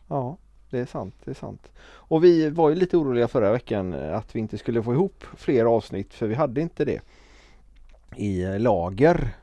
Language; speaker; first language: Swedish; native; Swedish